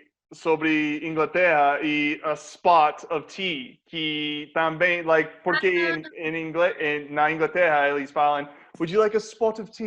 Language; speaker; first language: Portuguese; non-native, fluent; English